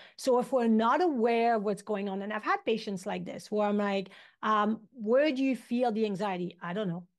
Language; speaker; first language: English; non-native, fluent; French